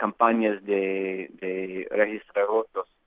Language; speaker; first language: Spanish; non-native, fluent; English